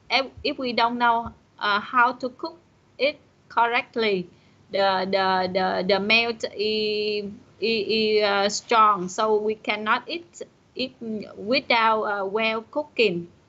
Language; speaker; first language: English; non-native, learner; Vietnamese